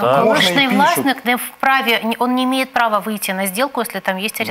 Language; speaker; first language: Russian; native; Russian